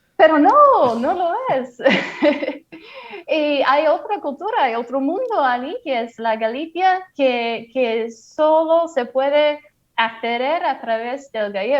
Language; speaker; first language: Spanish; non-native, fluent; English